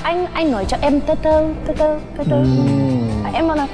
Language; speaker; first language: Vietnamese; non-native, learner; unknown